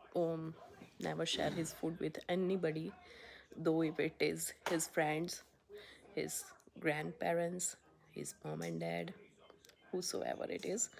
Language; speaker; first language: English; non-native, local second language; Gujarati